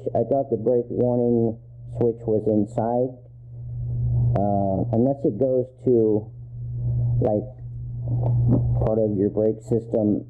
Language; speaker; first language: English; native; English